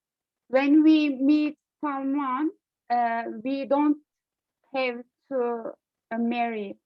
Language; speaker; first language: English; non-native, learner; Turkish